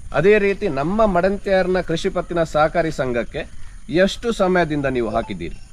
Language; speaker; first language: Kannada; native; Kannada